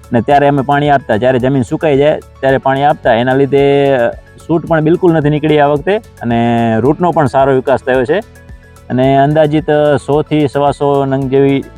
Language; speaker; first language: Gujarati; native; Gujarati